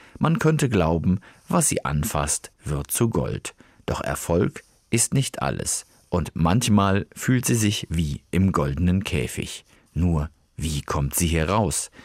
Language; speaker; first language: German; native; German